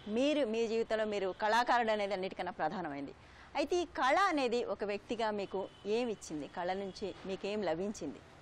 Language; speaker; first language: Telugu; native; Telugu